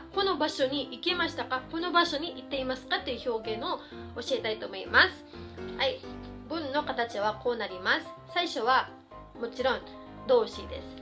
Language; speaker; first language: Japanese; non-native, fluent; Filipino